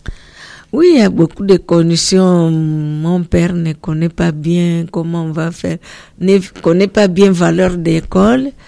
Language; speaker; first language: French; non-native, learner; Portuguese